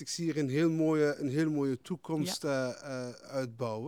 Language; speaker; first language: Dutch; native; Dutch